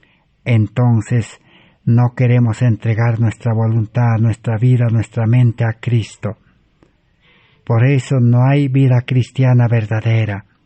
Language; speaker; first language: Spanish; native; Spanish